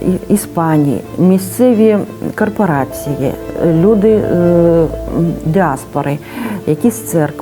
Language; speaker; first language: Ukrainian; native; Ukrainian